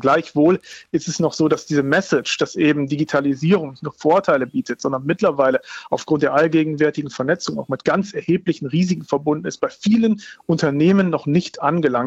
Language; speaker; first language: German; native; German